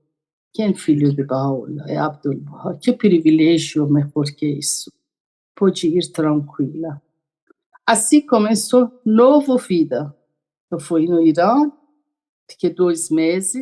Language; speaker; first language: Portuguese; non-native, learner; Persian